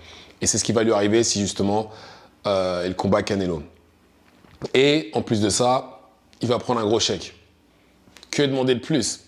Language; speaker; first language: French; native; French